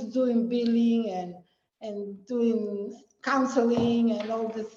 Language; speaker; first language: English; non-native, fluent; Spanish